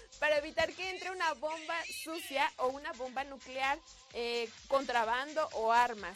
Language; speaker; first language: Spanish; native; Spanish